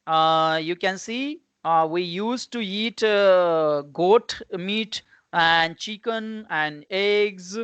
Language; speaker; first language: English; non-native, local second language; Marathi